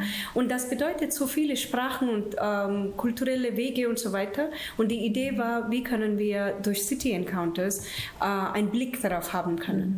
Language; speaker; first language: German; non-native, fluent; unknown